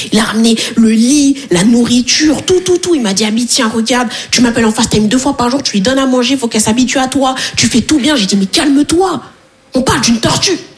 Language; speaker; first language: French; native; French